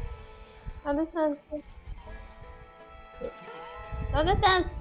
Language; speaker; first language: Spanish; native; Spanish